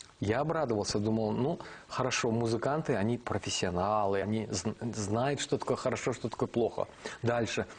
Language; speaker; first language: Russian; non-native, local second language; Kazakh